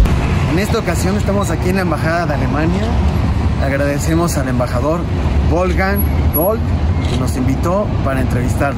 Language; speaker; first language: Spanish; native; Spanish